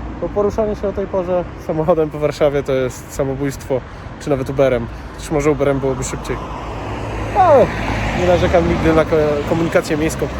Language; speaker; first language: Polish; native; Polish